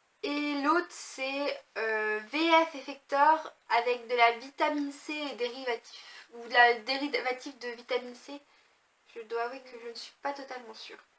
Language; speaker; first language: French; native; French